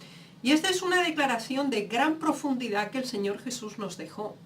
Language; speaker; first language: Spanish; native; Spanish